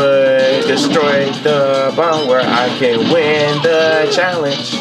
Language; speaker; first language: English; native; English